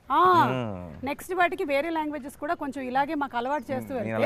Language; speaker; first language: Telugu; native; Telugu